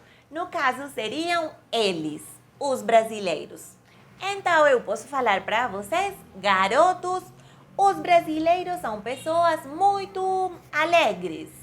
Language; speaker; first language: Portuguese; non-native, fluent; Spanish